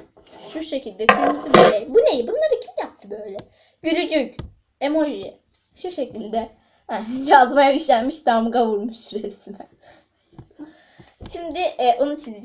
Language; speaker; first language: Turkish; native; Turkish